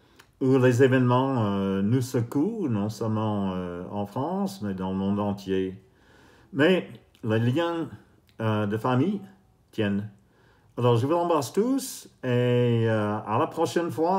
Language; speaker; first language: French; non-native, fluent; English